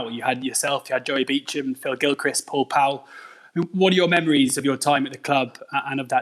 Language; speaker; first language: English; native; English